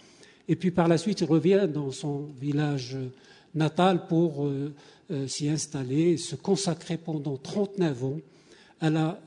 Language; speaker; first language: French; native; French